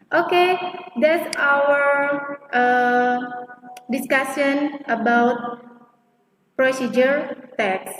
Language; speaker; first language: English; non-native, fluent; Indonesian